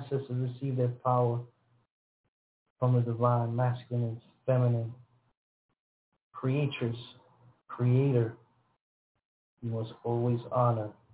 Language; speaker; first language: English; early bilingual, other home language; Spanish